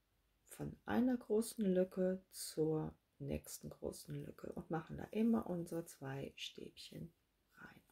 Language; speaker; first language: German; native; German